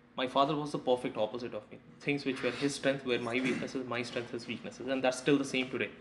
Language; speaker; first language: English; non-native, local second language; Hindi